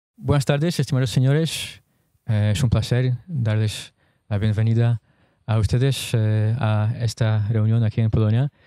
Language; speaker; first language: Spanish; non-native, fluent; Polish